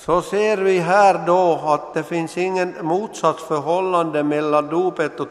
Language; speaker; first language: Swedish; non-native, local second language; Finnish